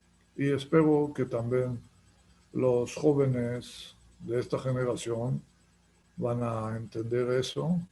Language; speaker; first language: Spanish; non-native, fluent; Hebrew